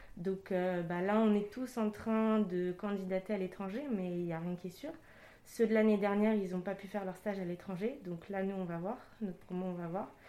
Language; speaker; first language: French; native; French